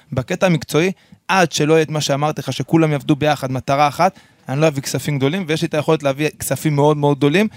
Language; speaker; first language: Hebrew; early bilingual, other home language; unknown